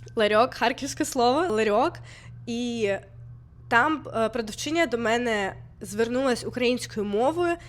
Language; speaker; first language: Ukrainian; non-native, local second language; Russian